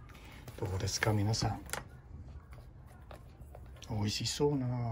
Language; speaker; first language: Japanese; non-native, fluent; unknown